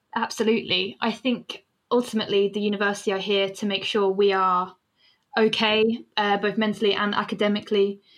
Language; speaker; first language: English; native; English